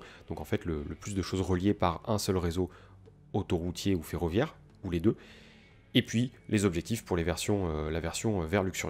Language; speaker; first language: French; native; French